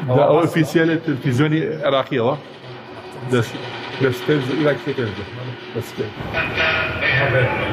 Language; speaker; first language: German; non-native, learner; Kurdish